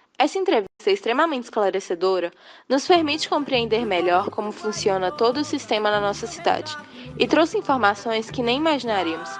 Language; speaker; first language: Portuguese; native; Portuguese